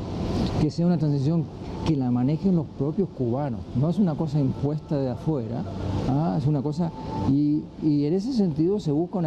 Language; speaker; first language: Spanish; native; Spanish